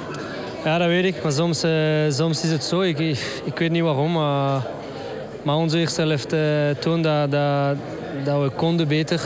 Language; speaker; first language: Dutch; non-native, local second language; French